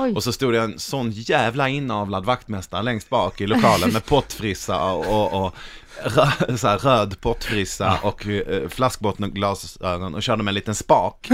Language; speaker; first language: Swedish; native; Swedish